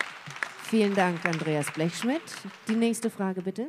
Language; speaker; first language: German; native; German